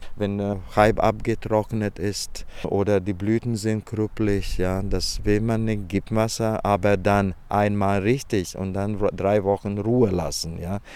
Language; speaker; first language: German; non-native, learner; Latvian